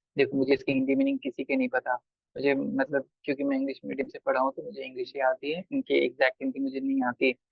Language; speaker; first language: Hindi; native; Hindi